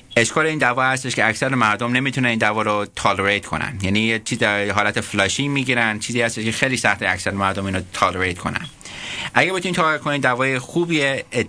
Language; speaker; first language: Persian; early bilingual, heritage; Persian